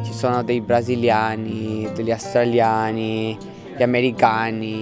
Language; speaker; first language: Italian; non-native, fluent; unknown